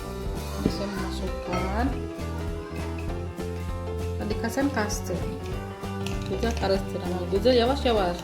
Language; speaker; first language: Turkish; non-native, learner; Indonesian